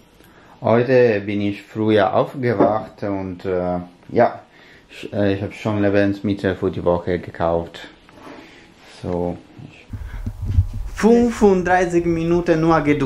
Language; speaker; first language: German; non-native, learner; Italian